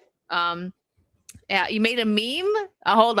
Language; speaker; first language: English; native; English